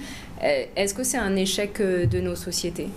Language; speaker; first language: French; native; French